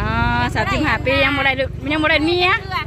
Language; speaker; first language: Thai; non-native, local second language; Lao